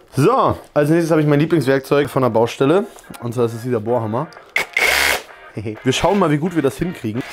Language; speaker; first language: German; native; German